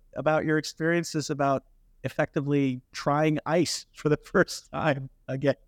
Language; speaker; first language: English; early bilingual, other home language; Hindi